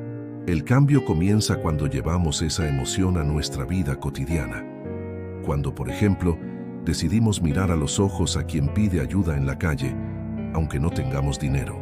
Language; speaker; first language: Spanish; native; Spanish